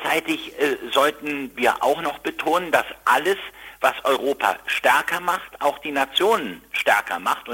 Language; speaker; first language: German; native; German